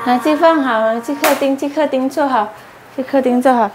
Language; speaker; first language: Chinese; non-native, fluent; Indonesian